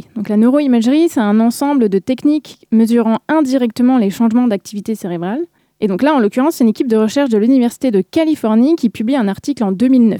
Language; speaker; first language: French; native; French